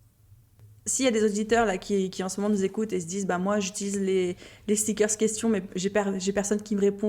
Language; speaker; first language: French; native; French